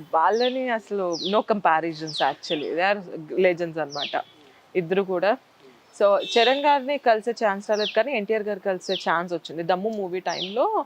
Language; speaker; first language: Telugu; native; Telugu